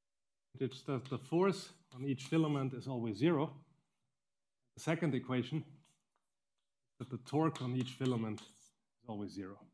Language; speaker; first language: English; non-native, fluent; German